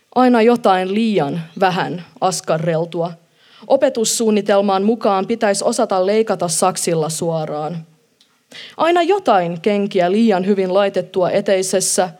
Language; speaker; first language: Finnish; non-native, local second language; Swedish